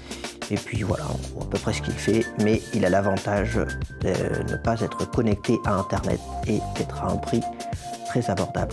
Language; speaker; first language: French; native; French